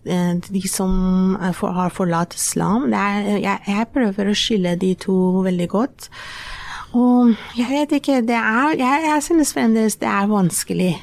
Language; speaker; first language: Norwegian; non-native, fluent; Persian